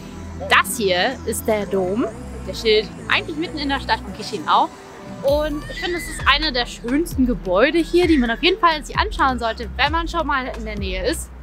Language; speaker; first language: German; native; German